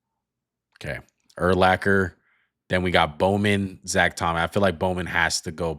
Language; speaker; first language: English; native; English